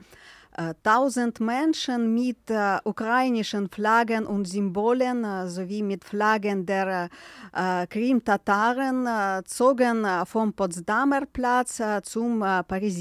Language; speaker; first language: German; non-native, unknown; Ukrainian